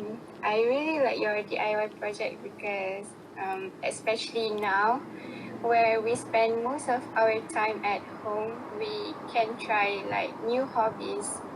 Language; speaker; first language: English; non-native, local second language; Malay